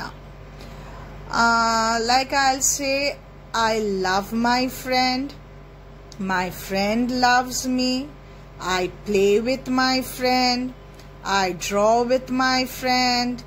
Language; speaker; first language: English; non-native, local second language; Hindi